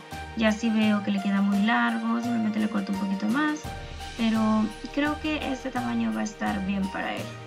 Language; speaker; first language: Spanish; native; Spanish